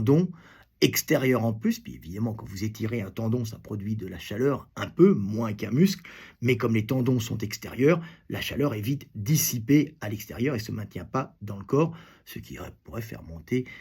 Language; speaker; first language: French; native; French